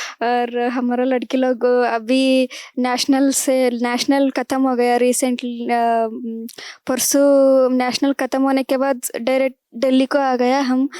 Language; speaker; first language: Hindi; non-native, local second language; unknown